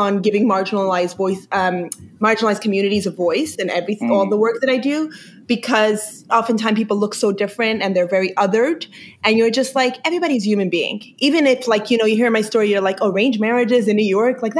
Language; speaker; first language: English; early bilingual, other home language; Yiddish